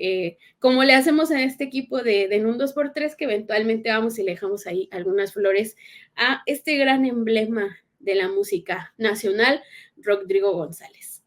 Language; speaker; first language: Spanish; native; Spanish